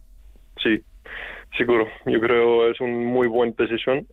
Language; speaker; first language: Spanish; non-native, learner; Icelandic